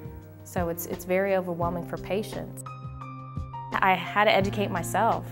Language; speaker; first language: English; native; English